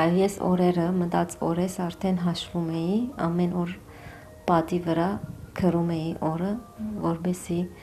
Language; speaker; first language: Armenian; early bilingual, heritage; Armenian